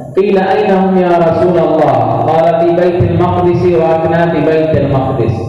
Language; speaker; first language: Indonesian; non-native, learner; Arabic